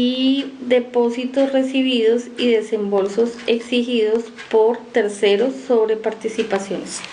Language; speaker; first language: Spanish; native; Spanish